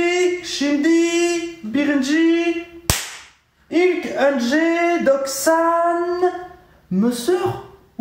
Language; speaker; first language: Turkish; non-native, learner; French